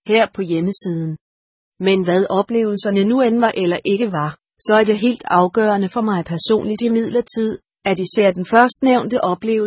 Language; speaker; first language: Danish; native; Danish